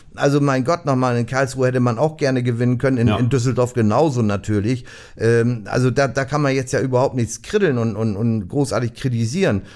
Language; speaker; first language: German; native; German